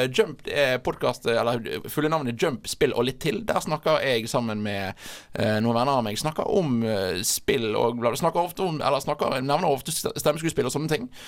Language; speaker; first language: Norwegian; native; Norwegian